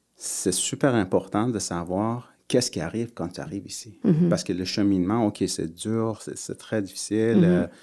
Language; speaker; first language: French; early bilingual, other home language; Persian